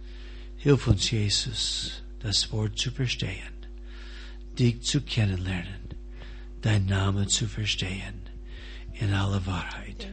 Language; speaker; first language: German; non-native, fluent; English